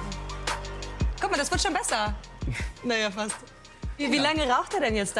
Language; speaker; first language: German; native; German